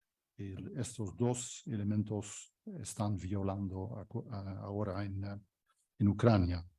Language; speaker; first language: Spanish; non-native, fluent; Dutch